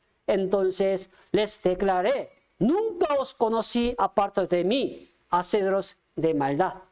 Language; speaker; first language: Spanish; non-native, fluent; Korean